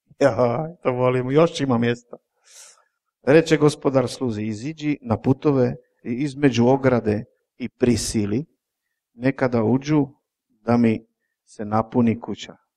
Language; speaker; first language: Croatian; non-native, fluent; Czech